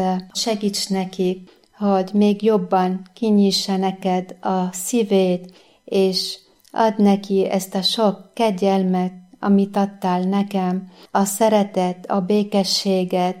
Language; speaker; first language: Hungarian; non-native, fluent; Arabic